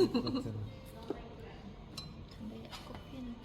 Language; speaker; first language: Korean; non-native, fluent; Japanese